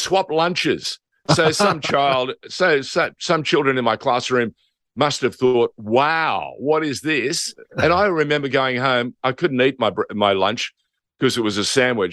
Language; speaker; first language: English; native; English